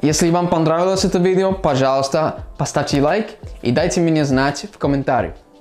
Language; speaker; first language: Russian; non-native, fluent; English